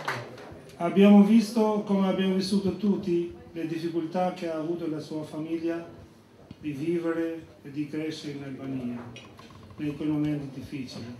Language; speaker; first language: Italian; non-native, fluent; Albanian